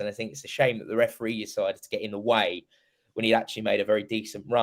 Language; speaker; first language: English; native; English